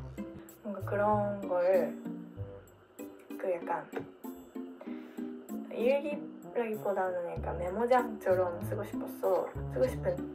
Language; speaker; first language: Korean; non-native, fluent; Japanese